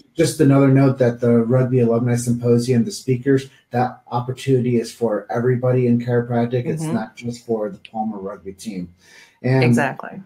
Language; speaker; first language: English; native; English